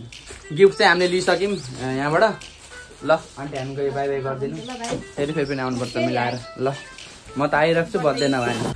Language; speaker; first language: Nepali; native; Nepali